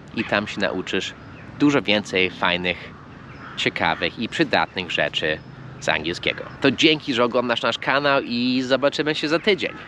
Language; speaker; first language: Polish; non-native, fluent; English